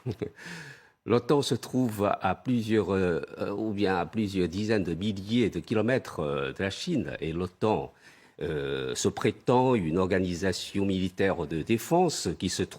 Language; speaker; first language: French; non-native, fluent; Chinese